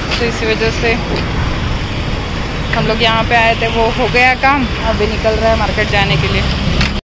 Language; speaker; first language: Hindi; native; Hindi